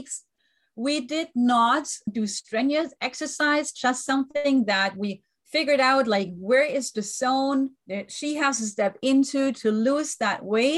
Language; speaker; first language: English; non-native, fluent; German